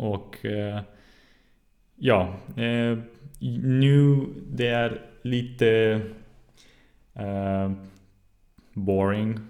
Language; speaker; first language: Swedish; non-native, learner; German